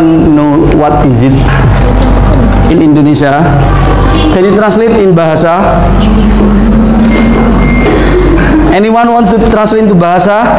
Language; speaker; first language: English; non-native, fluent; Indonesian